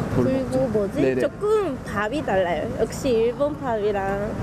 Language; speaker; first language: Korean; non-native, fluent; Japanese